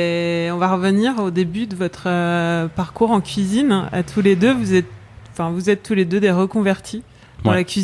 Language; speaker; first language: French; native; French